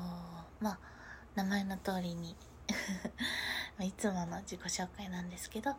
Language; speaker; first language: Japanese; native; Japanese